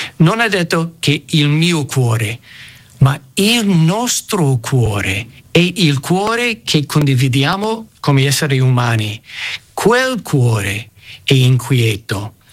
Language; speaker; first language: Italian; non-native, fluent; English